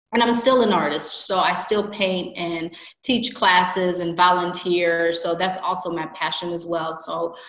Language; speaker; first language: English; native; English